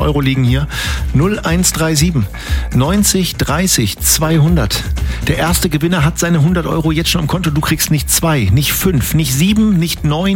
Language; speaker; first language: German; native; German